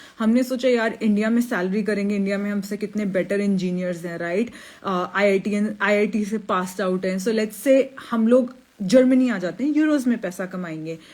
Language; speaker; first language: Hindi; native; Hindi